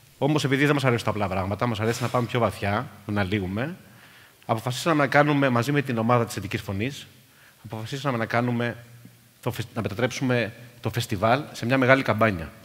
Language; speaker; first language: Greek; native; Greek